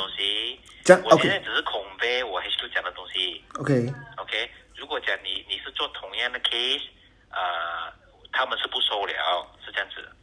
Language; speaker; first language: Chinese; native; Chinese